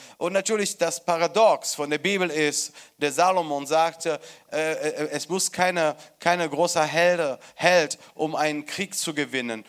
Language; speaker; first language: German; non-native, fluent; Italian